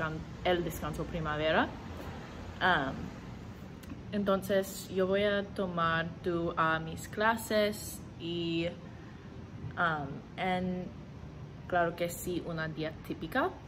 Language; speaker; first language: Spanish; non-native, learner; English